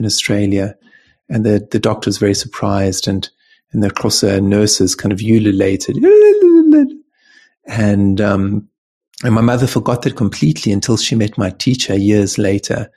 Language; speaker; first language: English; native; English